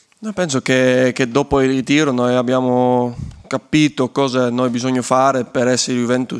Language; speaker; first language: Italian; non-native, learner; Dutch